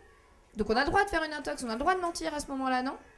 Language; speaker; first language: French; native; French